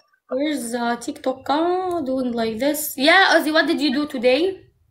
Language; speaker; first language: English; non-native, learner; Arabic